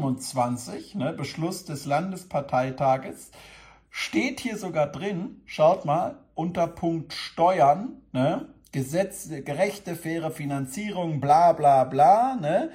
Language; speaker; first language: German; native; German